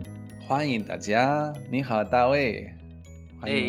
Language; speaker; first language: Chinese; non-native, learner; Spanish